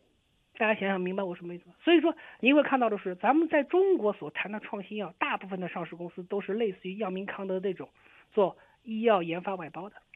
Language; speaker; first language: Chinese; native; Chinese